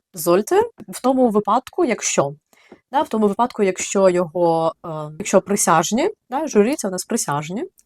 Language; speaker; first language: Ukrainian; native; Ukrainian